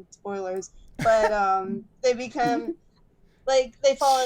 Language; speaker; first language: English; native; English